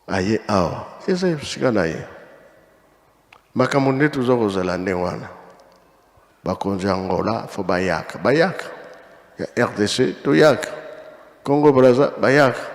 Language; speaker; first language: Lingala; non-native, local second language; Kongo